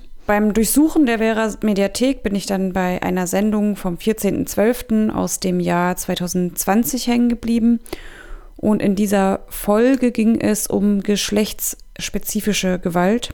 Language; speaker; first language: German; native; German